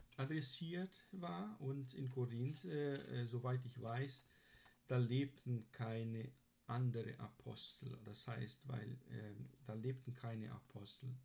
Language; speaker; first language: German; non-native, fluent; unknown